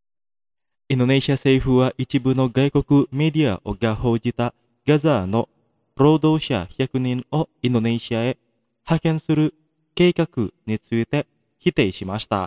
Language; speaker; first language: Japanese; non-native, fluent; Indonesian